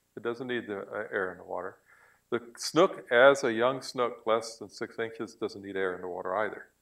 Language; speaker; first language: English; native; English